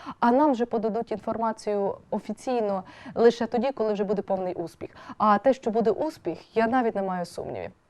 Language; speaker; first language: Ukrainian; native; Ukrainian